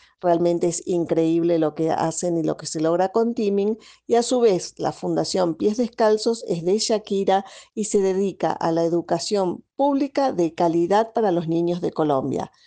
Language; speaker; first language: Spanish; native; Spanish